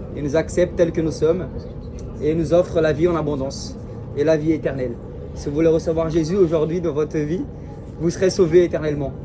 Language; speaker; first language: French; early bilingual, other home language; Portuguese